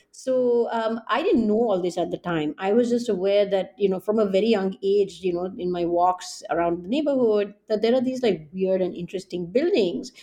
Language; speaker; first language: English; non-native, local second language; Hindi